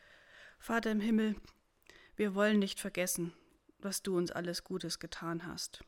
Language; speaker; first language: German; native; German